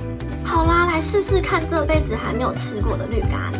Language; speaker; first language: Chinese; native; Chinese